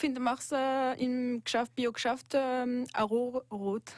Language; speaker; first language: German; non-native, local second language; French